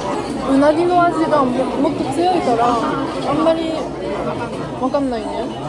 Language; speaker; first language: Japanese; non-native, fluent; French